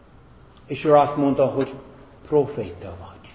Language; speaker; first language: Hungarian; non-native, fluent; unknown